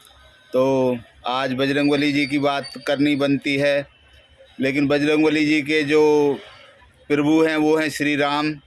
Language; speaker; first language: Hindi; native; Hindi